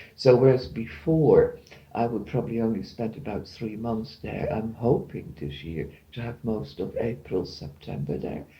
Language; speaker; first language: English; non-native, fluent; Dutch